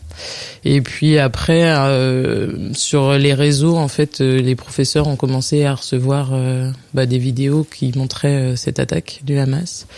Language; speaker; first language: French; native; French